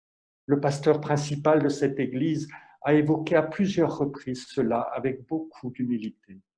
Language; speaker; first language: French; native; French